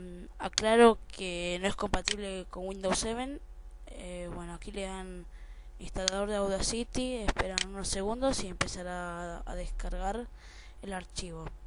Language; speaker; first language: Spanish; native; Spanish